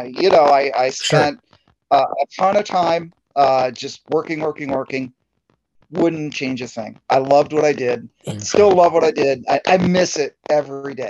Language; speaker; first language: English; native; English